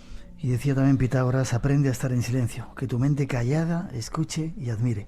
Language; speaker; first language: Spanish; native; Spanish